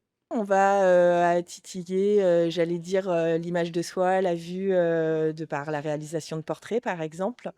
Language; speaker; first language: French; native; French